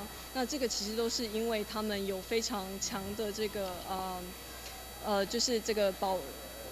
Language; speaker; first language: Chinese; native; Chinese